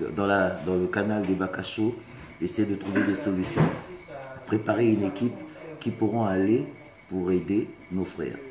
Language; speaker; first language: French; non-native, local second language; Lingala